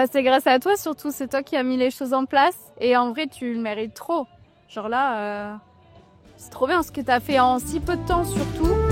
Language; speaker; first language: French; native; French